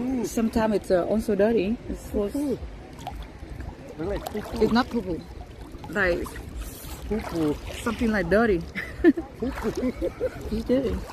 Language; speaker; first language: English; non-native, learner; Vietnamese